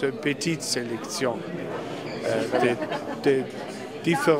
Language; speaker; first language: French; non-native, learner; German